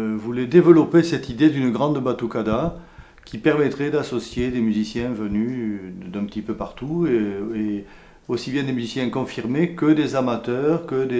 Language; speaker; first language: French; native; French